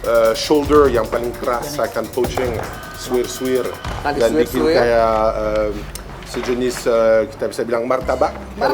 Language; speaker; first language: Indonesian; non-native, fluent; English